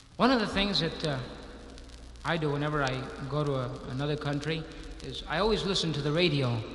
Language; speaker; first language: English; native; English